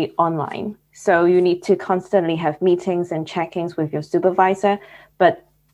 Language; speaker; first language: English; non-native, local second language; Cantonese